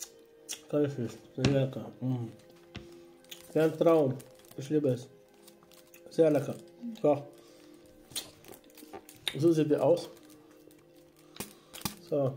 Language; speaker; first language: German; non-native, learner; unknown